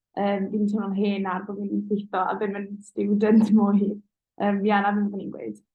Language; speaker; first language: Welsh; native; Welsh